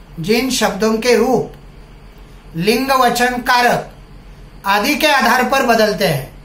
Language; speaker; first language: Hindi; non-native, local second language; Marathi